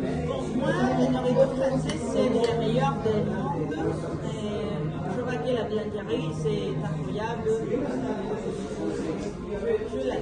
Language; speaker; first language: French; non-native, learner; Spanish